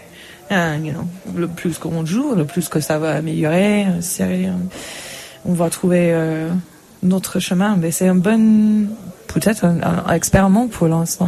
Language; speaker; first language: French; non-native, fluent; English